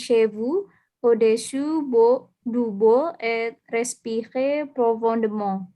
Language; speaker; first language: French; non-native, learner; Indonesian